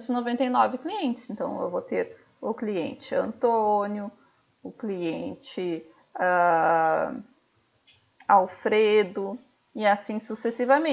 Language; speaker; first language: Portuguese; native; Portuguese